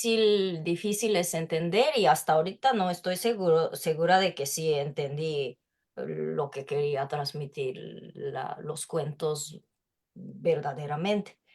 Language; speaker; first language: Spanish; non-native, fluent; Japanese